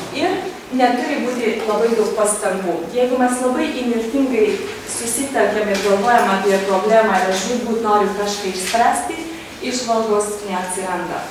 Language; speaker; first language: Lithuanian; non-native, fluent; Hungarian